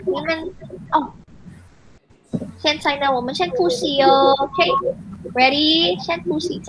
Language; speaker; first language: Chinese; non-native, learner; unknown